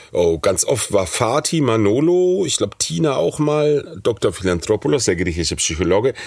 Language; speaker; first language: German; non-native, fluent; English